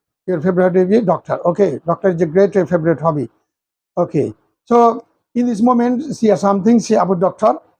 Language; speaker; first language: English; non-native, local second language; Bangla